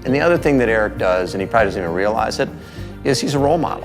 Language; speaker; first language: English; native; English